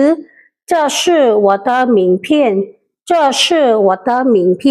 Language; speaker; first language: Chinese; non-native, fluent; Khmer